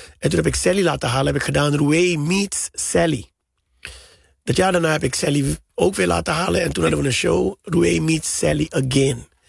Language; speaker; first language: Dutch; native; Dutch